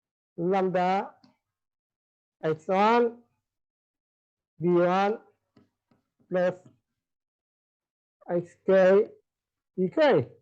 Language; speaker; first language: French; non-native, fluent; Vietnamese